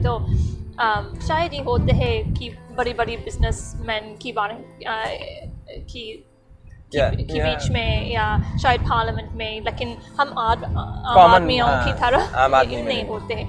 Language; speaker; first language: Hindi; non-native, learner; English